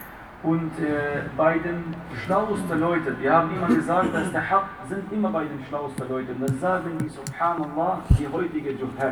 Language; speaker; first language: German; non-native, fluent; Arabic